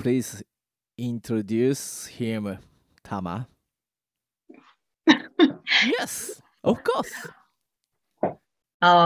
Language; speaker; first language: English; non-native, learner; Japanese